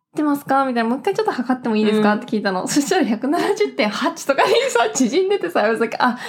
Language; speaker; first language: Japanese; early bilingual, heritage; English